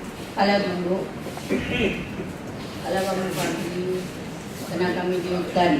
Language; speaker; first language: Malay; non-native, local second language; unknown